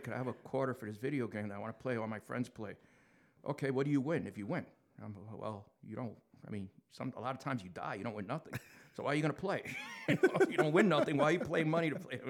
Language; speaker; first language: English; native; English